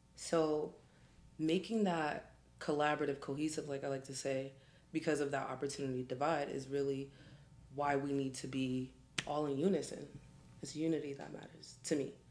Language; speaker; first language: English; native; English